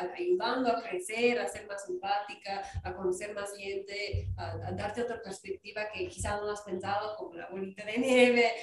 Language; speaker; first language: Spanish; non-native, fluent; English